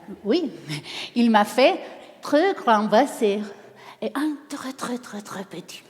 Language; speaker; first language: French; non-native, learner; Spanish